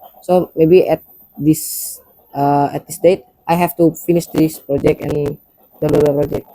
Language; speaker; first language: English; non-native, learner; Indonesian